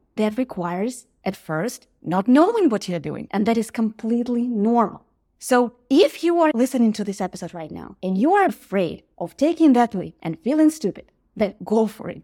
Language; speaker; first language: English; non-native, fluent; Ukrainian